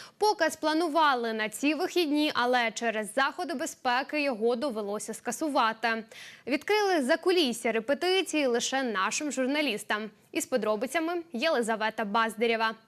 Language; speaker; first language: Ukrainian; native; Ukrainian